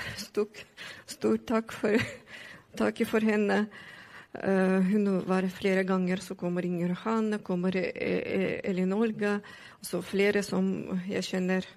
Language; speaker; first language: Norwegian; non-native, learner; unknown